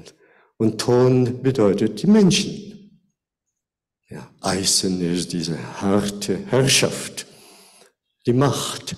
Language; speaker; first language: German; non-native, fluent; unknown